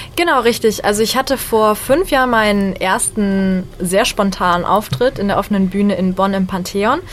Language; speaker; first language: German; native; German